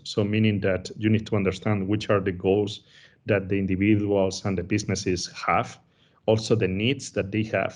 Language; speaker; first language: English; non-native, fluent; Spanish